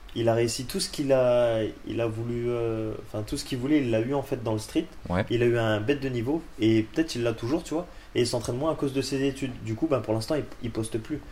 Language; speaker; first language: French; native; French